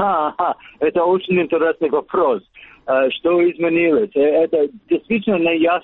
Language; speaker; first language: Russian; non-native, learner; English